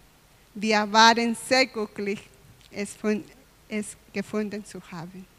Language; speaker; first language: German; non-native, fluent; Spanish